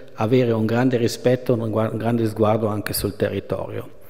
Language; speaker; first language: Italian; non-native, local second language; German